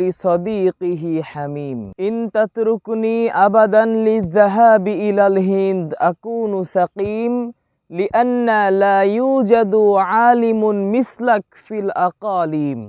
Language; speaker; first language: Arabic; non-native, learner; Bangla